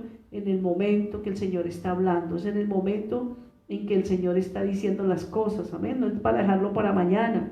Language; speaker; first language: Spanish; native; Spanish